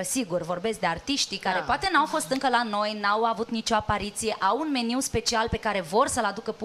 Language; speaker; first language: Romanian; native; Romanian